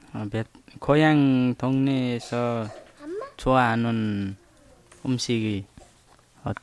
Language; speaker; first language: Korean; non-native, learner; Nepali